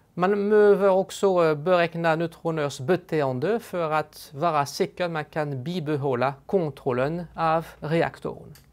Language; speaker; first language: Swedish; non-native, fluent; French